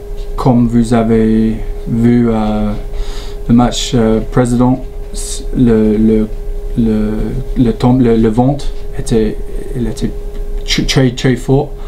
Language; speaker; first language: French; non-native, learner; English